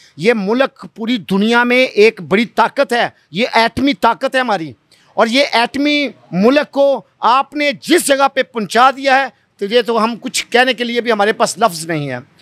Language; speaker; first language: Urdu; non-native, local second language; Punjabi